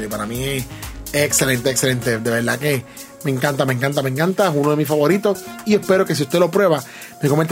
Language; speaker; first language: Spanish; native; Spanish